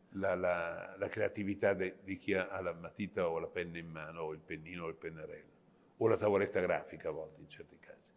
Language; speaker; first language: Italian; native; Italian